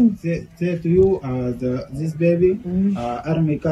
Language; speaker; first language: English; non-native, learner; Arabic